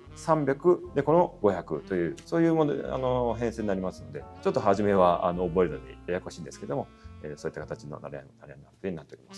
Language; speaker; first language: Japanese; native; Japanese